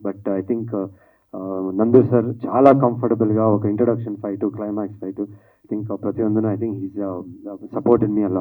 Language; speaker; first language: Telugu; non-native, learner; Kannada